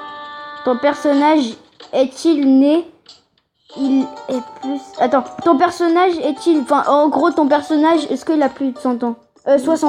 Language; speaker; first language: French; native; French